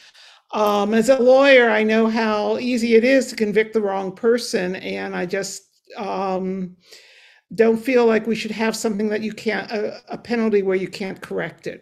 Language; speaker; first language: English; native; English